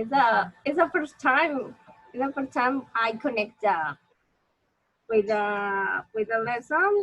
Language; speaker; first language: English; non-native, learner; Spanish